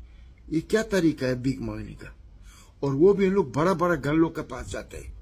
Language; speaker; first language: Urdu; non-native, learner; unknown